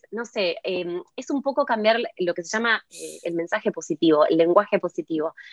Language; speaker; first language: Spanish; native; Spanish